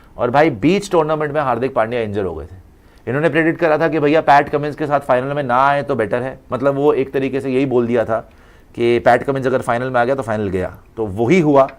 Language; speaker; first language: Hindi; native; Hindi